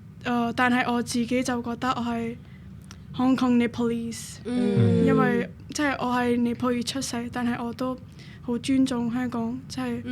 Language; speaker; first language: Cantonese; early bilingual, other home language; Nepali